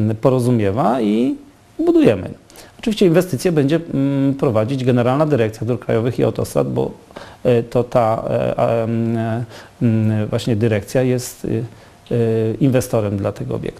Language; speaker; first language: Polish; native; Polish